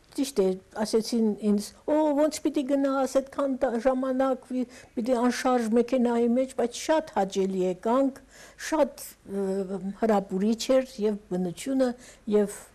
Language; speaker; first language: Armenian; early bilingual, heritage; Armenian